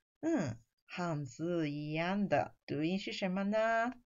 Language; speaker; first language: Chinese; non-native, fluent; Japanese